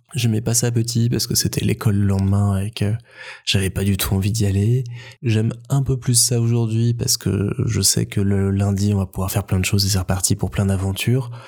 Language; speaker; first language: French; native; French